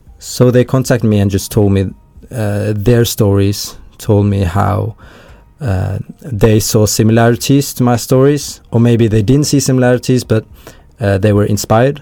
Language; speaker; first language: English; early bilingual, other home language; Norwegian